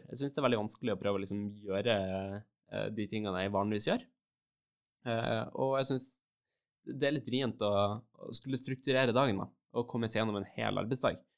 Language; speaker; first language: Norwegian; native; Norwegian